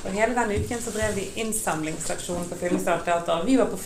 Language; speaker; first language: Norwegian; non-native, fluent; Ukrainian